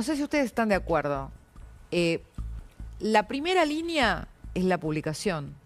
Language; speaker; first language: Spanish; native; Spanish